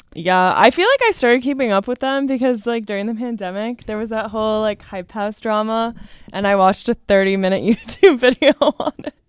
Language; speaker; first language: English; native; English